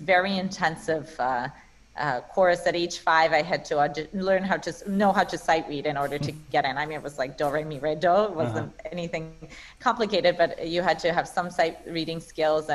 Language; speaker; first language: English; non-native, fluent; Russian